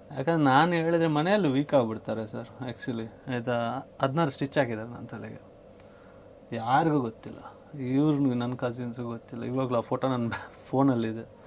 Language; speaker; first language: Kannada; non-native, local second language; Tulu